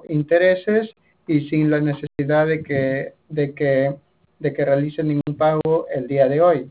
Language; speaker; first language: Spanish; native; Spanish